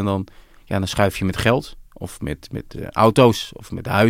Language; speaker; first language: Dutch; native; Dutch